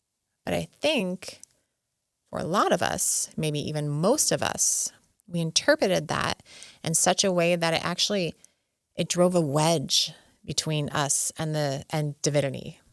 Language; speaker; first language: English; native; English